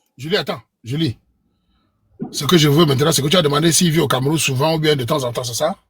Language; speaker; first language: French; native; French